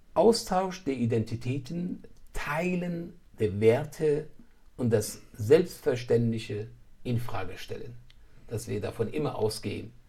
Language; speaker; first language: German; non-native, fluent; Persian